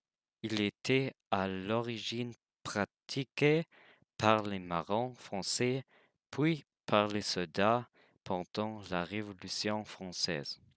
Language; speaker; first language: French; non-native, learner; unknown